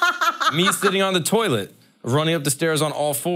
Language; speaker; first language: English; native; English